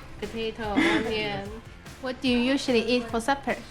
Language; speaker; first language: English; non-native, fluent; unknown